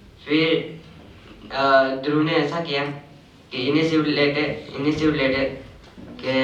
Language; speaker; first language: Hindi; native; Hindi